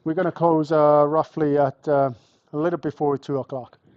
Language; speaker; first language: English; non-native, fluent; Finnish